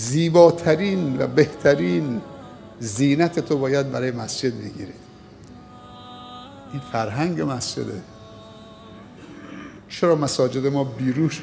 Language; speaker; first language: Persian; native; Persian